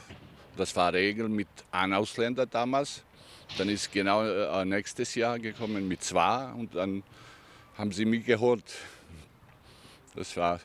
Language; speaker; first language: German; non-native, learner; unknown